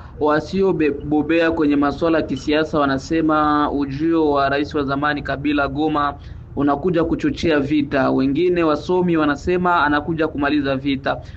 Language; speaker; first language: Swahili; native; Swahili